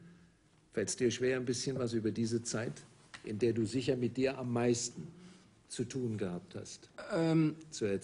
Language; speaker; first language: German; native; German